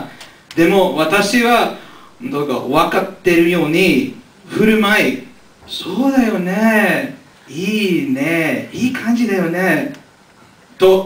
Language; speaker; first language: Japanese; non-native, learner; English